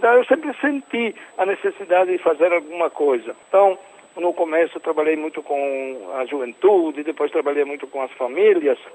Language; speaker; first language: Portuguese; non-native, fluent; Italian